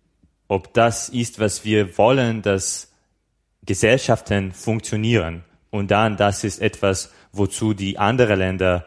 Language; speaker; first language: German; non-native, fluent; Slovak